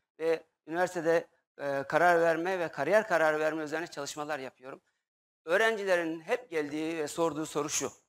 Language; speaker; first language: Turkish; native; Turkish